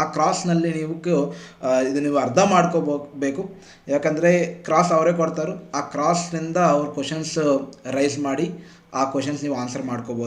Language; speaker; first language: Kannada; non-native, fluent; Telugu